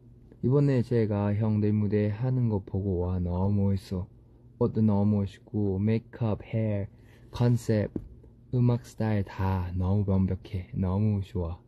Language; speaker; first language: Korean; non-native, learner; Thai